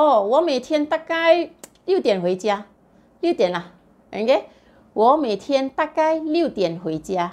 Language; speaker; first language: Chinese; non-native, local second language; Malay